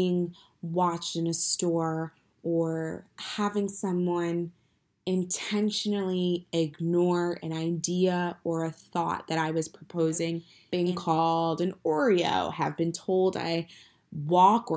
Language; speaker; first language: English; native; English